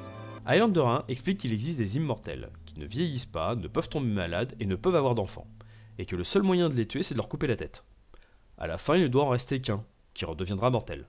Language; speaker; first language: French; native; French